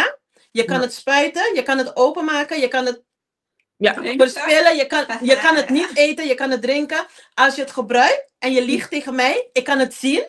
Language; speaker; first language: Dutch; non-native, local second language; Papiamento